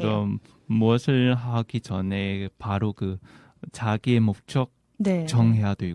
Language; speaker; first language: Korean; non-native, fluent; Vietnamese